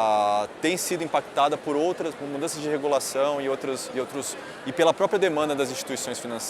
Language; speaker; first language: Portuguese; native; Portuguese